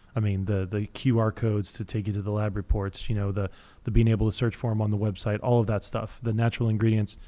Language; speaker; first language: English; native; English